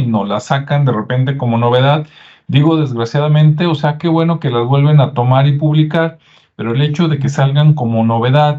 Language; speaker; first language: Spanish; native; Spanish